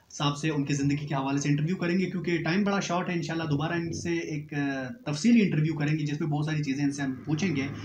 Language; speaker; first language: Urdu; non-native, local second language; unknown